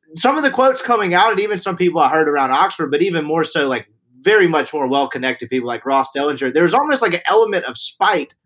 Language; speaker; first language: English; native; English